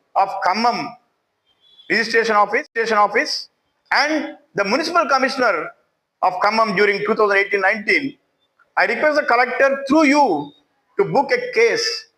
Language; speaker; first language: English; non-native, local second language; Telugu